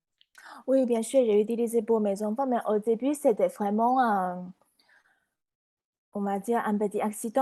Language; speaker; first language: French; non-native, fluent; Chinese